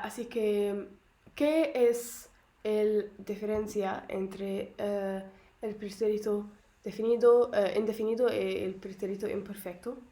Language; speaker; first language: Spanish; non-native, learner; Arabic